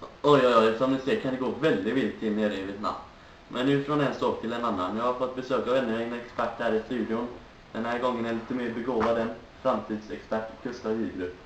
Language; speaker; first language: Swedish; native; Swedish